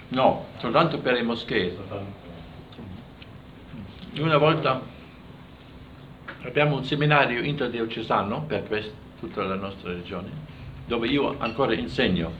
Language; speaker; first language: Italian; non-native, fluent; German